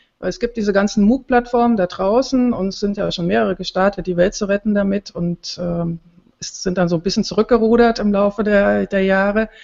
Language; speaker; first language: German; native; German